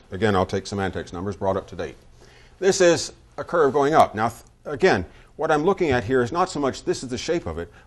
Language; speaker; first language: English; native; English